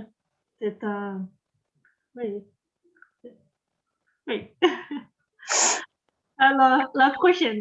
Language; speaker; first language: French; non-native, learner; Portuguese